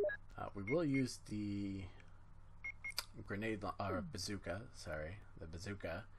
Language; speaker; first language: English; native; English